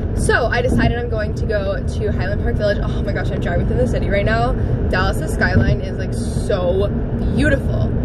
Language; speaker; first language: English; native; English